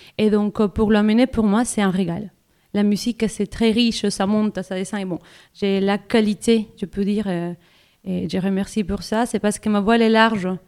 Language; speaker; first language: French; non-native, fluent; Spanish